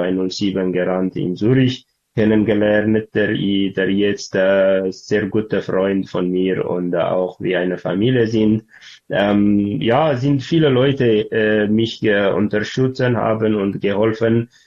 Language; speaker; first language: German; non-native, learner; Tigrinya